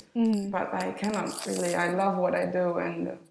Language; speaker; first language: English; non-native, fluent; Russian